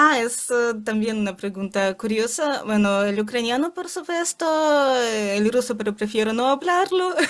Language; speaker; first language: Spanish; non-native, fluent; Ukrainian